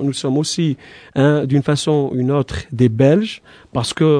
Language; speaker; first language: French; non-native, fluent; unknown